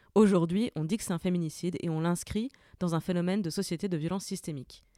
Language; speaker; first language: French; native; French